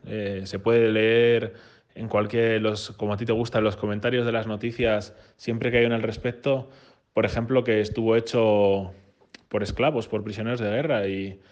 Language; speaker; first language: Spanish; native; Spanish